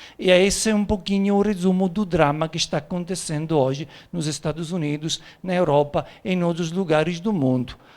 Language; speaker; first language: Portuguese; non-native, fluent; Italian